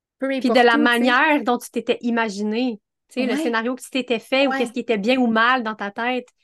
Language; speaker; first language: French; native; French